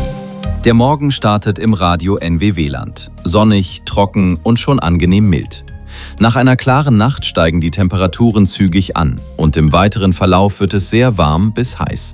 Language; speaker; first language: German; native; German